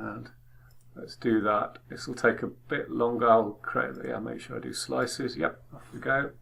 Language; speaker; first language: English; native; English